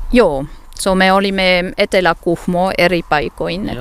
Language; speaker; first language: Finnish; non-native, learner; French